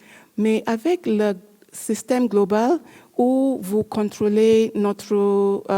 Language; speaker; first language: French; non-native, learner; English